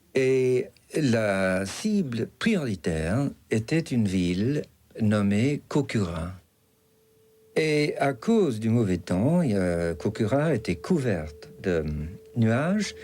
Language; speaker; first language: French; non-native, fluent; English